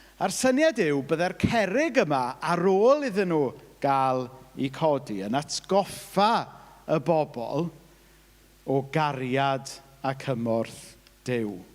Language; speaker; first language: Welsh; native; Welsh